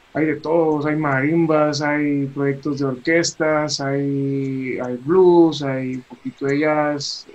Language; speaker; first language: Spanish; native; Spanish